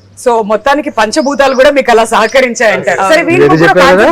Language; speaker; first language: Telugu; native; Telugu